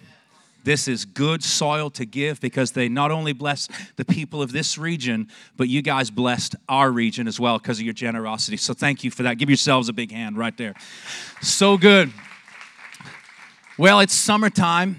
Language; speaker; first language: English; native; English